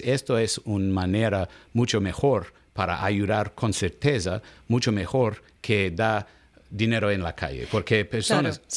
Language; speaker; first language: Spanish; non-native, learner; English